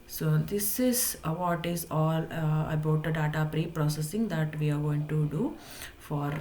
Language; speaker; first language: English; non-native, local second language; Kannada